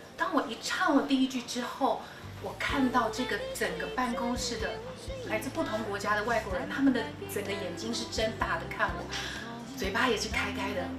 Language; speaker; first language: Chinese; non-native, local second language; Hakka Chinese